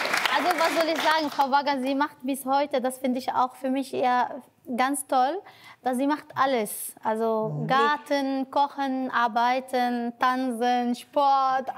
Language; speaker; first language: German; non-native, learner; Arabic